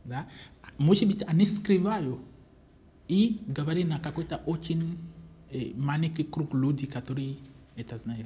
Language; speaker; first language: Russian; non-native, fluent; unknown